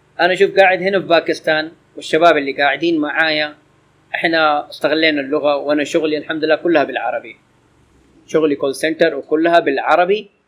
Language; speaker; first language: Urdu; early bilingual, heritage; Urdu